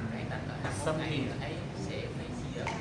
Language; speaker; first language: Vietnamese; native; Vietnamese